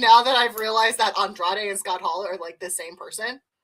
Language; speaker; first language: English; native; English